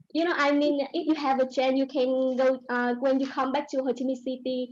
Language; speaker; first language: English; non-native, fluent; Vietnamese